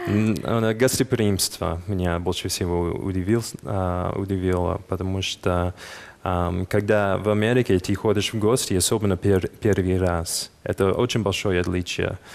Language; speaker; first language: Russian; non-native, fluent; English